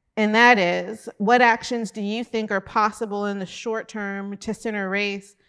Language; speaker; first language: English; native; English